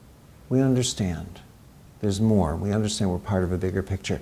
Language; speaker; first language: English; native; English